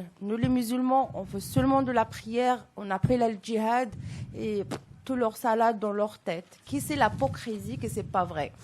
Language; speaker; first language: French; non-native, local second language; Arabic